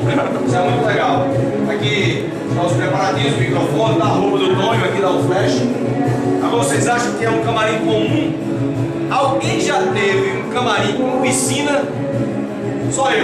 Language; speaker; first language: Portuguese; native; Portuguese